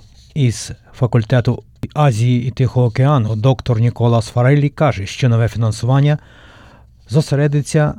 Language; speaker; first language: Ukrainian; native; Ukrainian